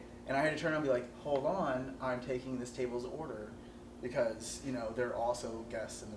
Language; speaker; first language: English; native; English